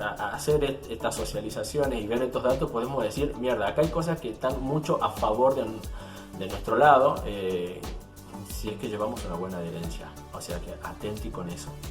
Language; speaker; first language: Spanish; native; Spanish